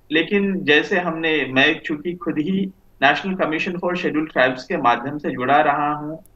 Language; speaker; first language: Hindi; non-native, local second language; Marathi